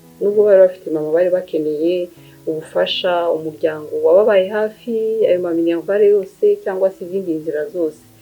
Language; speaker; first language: Kinyarwanda; native; Kinyarwanda